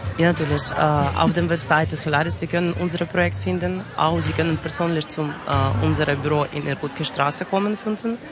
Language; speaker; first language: German; non-native, learner; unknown